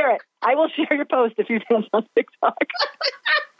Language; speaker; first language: English; native; English